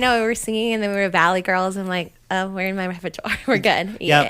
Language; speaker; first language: English; native; English